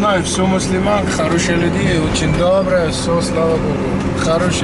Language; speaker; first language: Russian; non-native, learner; Arabic